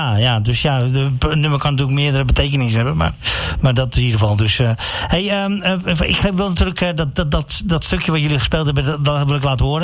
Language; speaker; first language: Dutch; native; Dutch